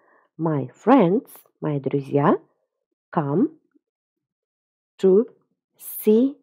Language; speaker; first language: English; non-native, fluent; Russian